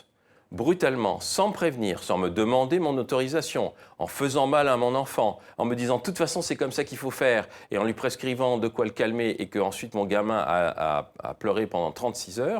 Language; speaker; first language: French; native; French